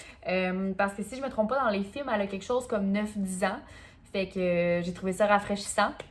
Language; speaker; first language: French; native; French